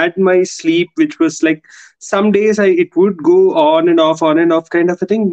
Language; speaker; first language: English; non-native, local second language; Telugu